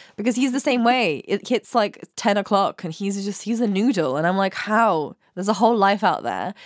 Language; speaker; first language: English; native; English